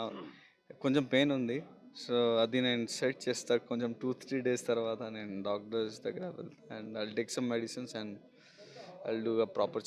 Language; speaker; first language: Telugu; non-native, local second language; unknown